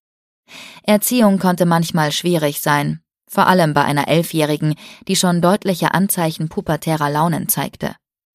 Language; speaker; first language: German; native; German